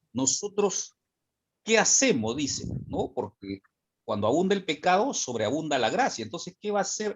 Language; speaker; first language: Spanish; native; Spanish